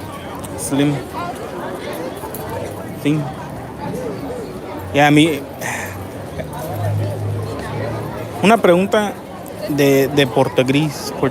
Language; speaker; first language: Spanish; early bilingual, heritage; Spanish